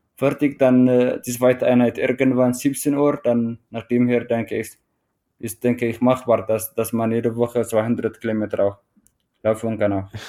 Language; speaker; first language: German; non-native, fluent; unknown